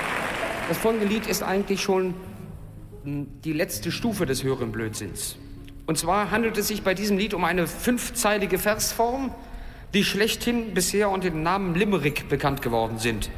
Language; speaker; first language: German; native; German